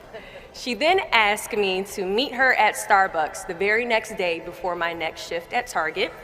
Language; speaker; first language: English; native; English